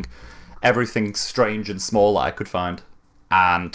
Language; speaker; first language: English; native; English